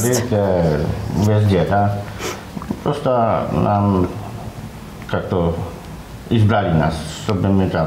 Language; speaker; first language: Russian; non-native, learner; Polish